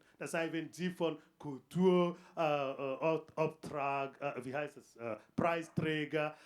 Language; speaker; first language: German; non-native, fluent; Igbo